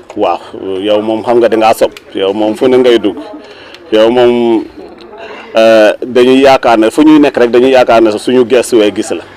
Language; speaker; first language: Wolof; non-native, local second language; Serer